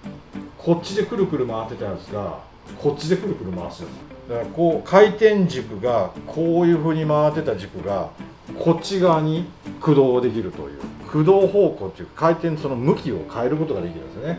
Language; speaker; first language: Japanese; native; Japanese